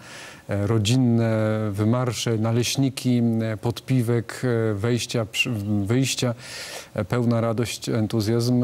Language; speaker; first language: Polish; native; Polish